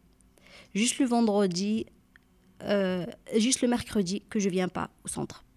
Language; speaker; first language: French; non-native, learner; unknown